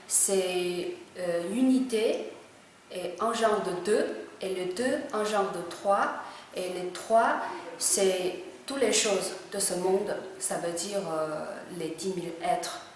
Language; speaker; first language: French; non-native, fluent; Chinese